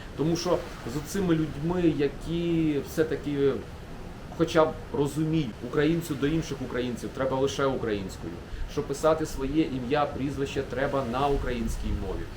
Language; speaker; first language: Ukrainian; non-native, local second language; Russian